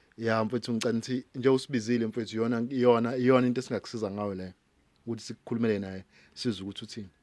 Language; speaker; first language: Zulu; native; Zulu